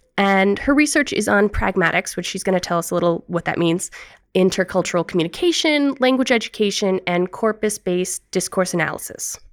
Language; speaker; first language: English; native; English